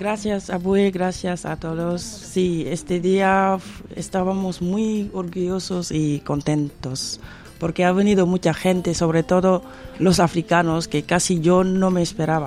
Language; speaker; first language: Spanish; non-native, fluent; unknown